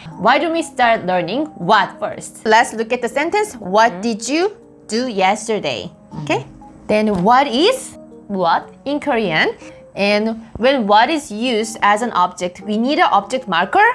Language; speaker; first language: English; non-native, fluent; Korean